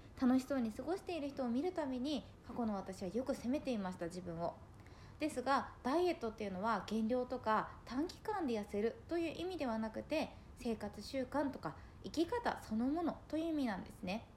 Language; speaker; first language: Japanese; native; Japanese